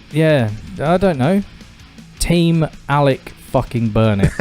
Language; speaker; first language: English; native; English